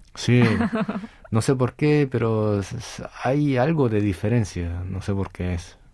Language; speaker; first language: Spanish; native; Spanish